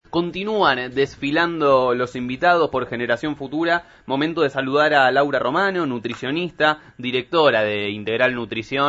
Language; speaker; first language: Spanish; native; Spanish